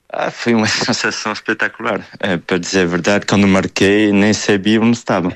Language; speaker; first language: Portuguese; early bilingual, heritage; Portuguese